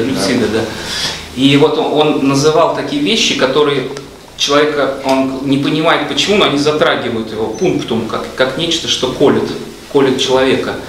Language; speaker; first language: Russian; native; Russian